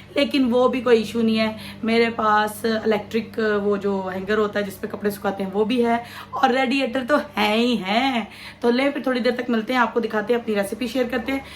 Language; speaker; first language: Urdu; non-native, local second language; Punjabi